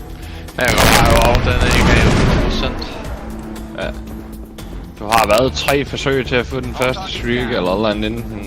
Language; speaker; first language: Danish; native; Danish